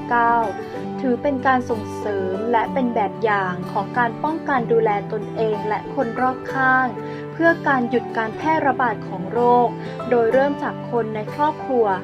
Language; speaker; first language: Thai; native; Thai